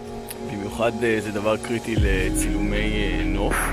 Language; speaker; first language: Hebrew; native; Hebrew